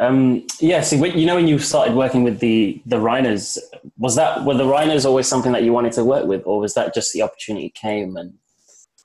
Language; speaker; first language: English; native; English